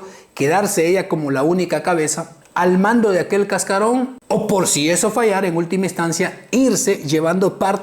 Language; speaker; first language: Spanish; native; Spanish